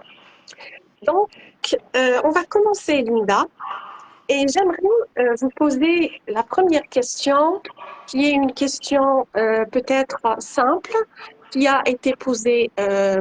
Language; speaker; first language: French; non-native, local second language; Arabic